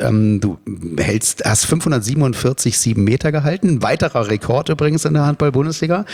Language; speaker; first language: German; native; German